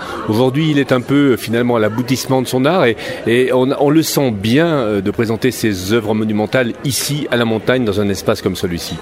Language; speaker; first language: French; native; French